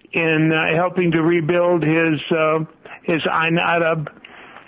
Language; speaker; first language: English; native; English